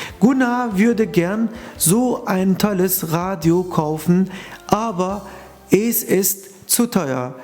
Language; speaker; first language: German; non-native, fluent; Turkish